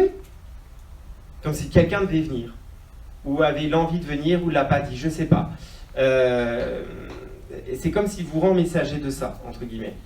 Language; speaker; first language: French; native; French